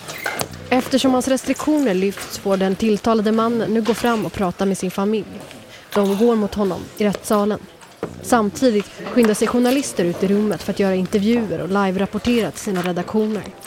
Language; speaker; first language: Swedish; native; Swedish